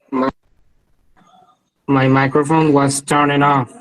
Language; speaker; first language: English; non-native, learner; Spanish